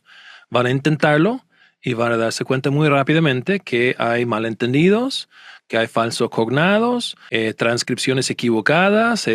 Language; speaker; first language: Spanish; non-native, fluent; English